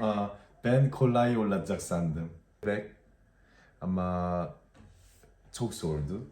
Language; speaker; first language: Turkish; non-native, learner; Korean